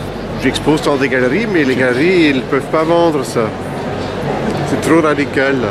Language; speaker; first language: French; non-native, local second language; Dutch